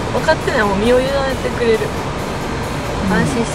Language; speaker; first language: Japanese; native; Japanese